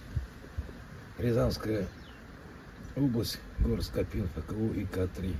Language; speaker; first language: Russian; native; Russian